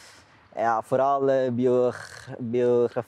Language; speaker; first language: Dutch; non-native, fluent; Norwegian